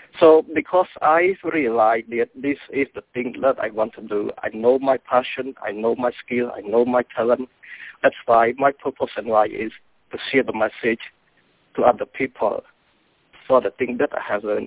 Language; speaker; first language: English; non-native, fluent; Khmer